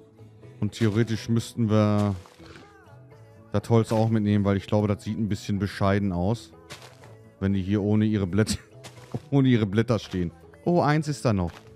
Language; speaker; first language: German; native; German